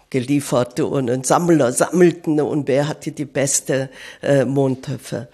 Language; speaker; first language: German; non-native, fluent; Korean